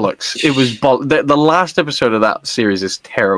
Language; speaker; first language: English; native; English